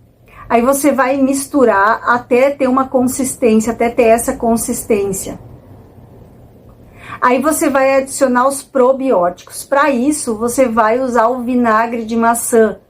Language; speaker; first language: Portuguese; native; Portuguese